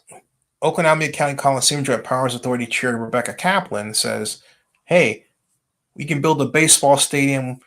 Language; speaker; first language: English; native; English